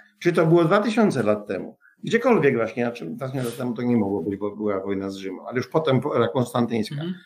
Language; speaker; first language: Polish; native; Polish